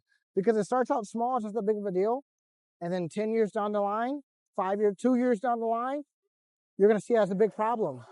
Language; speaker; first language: English; native; English